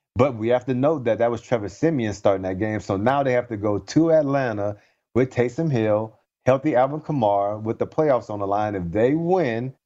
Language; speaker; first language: English; native; English